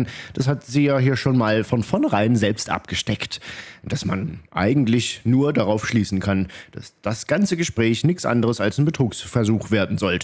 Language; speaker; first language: German; native; German